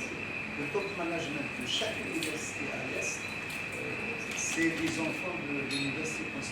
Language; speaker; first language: French; non-native, local second language; Arabic